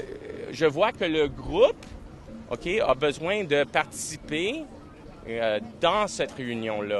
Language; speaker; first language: French; non-native, local second language; English